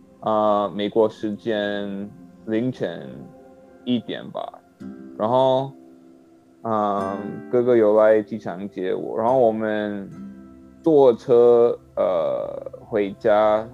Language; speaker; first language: Chinese; non-native, learner; English